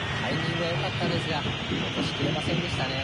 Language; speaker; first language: Japanese; native; Japanese